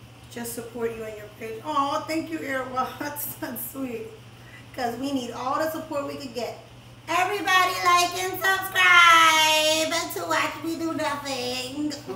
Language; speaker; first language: English; early bilingual, other home language; Spanish